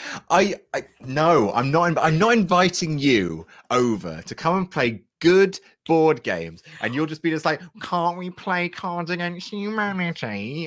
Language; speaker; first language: English; native; English